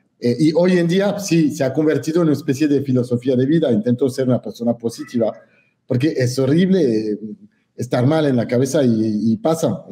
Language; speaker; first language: Spanish; non-native, fluent; French